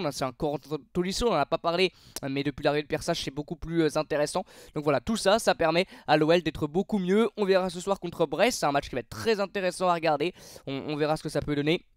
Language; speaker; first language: French; native; French